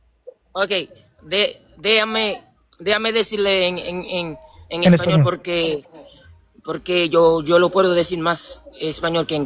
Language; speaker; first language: Spanish; non-native, local second language; Haitian Creole